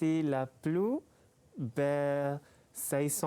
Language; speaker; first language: French; non-native, learner; Malay